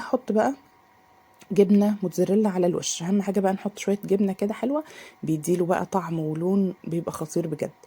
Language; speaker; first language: Arabic; native; Arabic